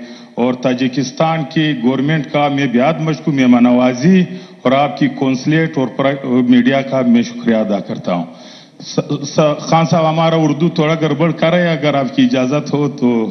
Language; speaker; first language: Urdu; non-native, local second language; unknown